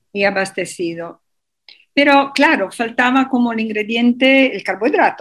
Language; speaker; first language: Spanish; non-native, fluent; Italian